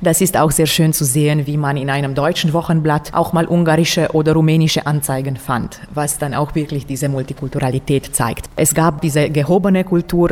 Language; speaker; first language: German; non-native, local second language; Romanian